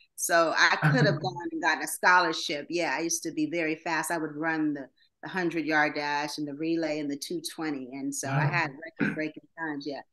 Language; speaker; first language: English; native; English